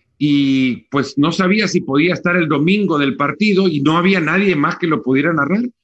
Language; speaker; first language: Spanish; native; Spanish